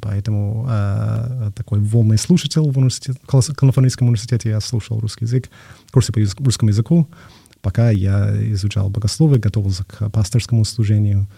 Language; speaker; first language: Russian; non-native, fluent; English